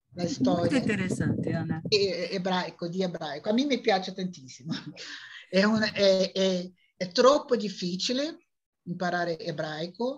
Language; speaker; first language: Italian; non-native, learner; Portuguese